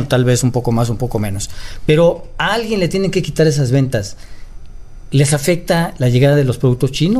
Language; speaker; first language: Spanish; native; Spanish